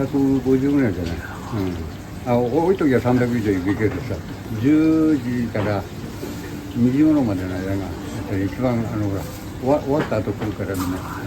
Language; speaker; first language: Japanese; native; Japanese